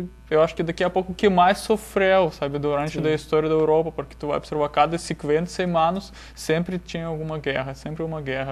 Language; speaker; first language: Portuguese; non-native, fluent; Russian